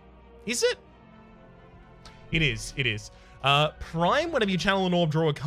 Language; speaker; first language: English; native; English